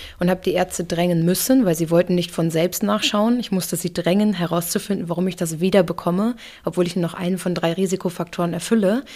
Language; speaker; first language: German; early bilingual, other home language; English